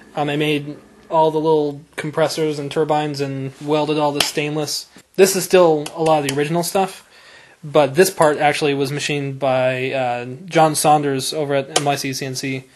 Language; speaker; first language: English; native; English